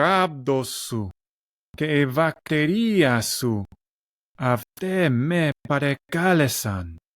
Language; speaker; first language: Greek; non-native, learner; English